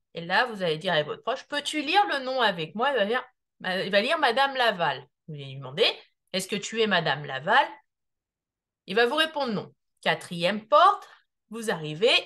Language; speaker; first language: French; native; French